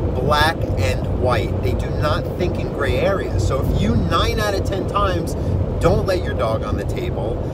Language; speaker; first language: English; native; English